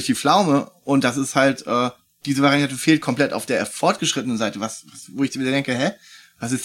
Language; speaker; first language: German; native; German